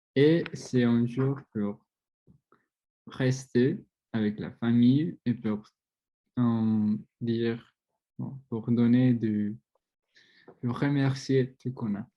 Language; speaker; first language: French; non-native, learner; Spanish